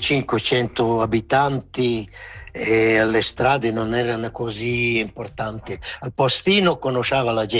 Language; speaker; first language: Italian; non-native, local second language; Romansh